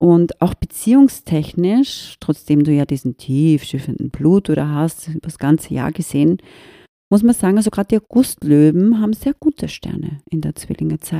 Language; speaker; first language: German; native; German